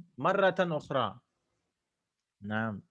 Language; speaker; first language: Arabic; non-native, fluent; English